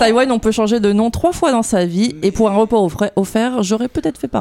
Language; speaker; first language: French; native; French